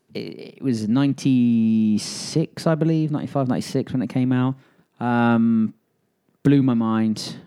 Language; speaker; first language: English; native; English